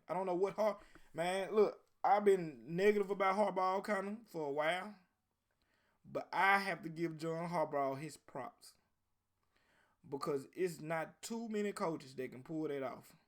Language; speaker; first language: English; native; English